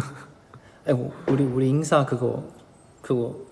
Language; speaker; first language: Korean; non-native, fluent; Chinese